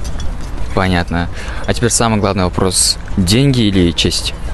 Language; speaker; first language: Russian; non-native, local second language; Kazakh